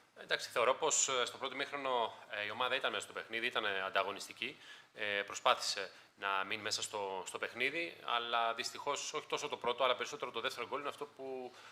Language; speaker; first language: Greek; native; Greek